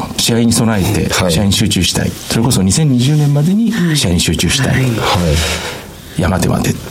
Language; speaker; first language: Japanese; native; Japanese